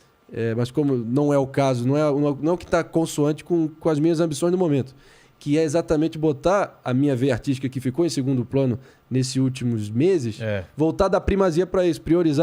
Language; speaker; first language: Portuguese; native; Portuguese